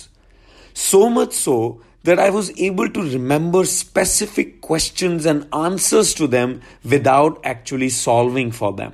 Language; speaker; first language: English; non-native, local second language; Hindi